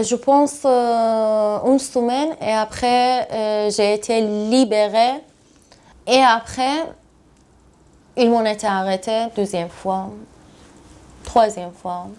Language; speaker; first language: French; non-native, learner; Persian